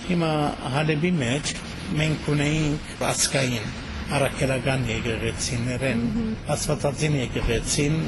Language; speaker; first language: Armenian; early bilingual, heritage; Armenian